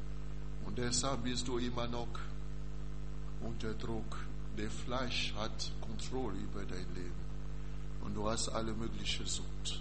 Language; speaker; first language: German; non-native, learner; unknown